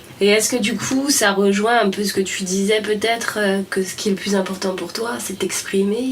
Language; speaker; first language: French; native; French